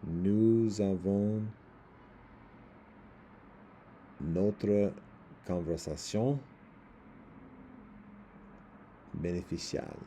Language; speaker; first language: French; non-native, learner; English